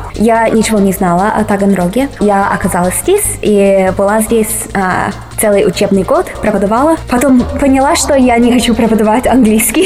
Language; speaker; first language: Russian; non-native, fluent; English